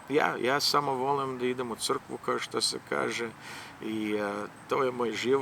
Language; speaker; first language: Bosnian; early bilingual, heritage; Serbian